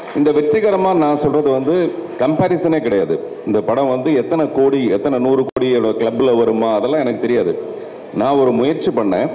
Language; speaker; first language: Tamil; native; Tamil